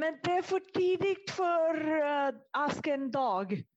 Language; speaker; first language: Swedish; non-native, fluent; Italian